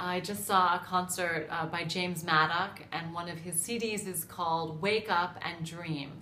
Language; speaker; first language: English; native; English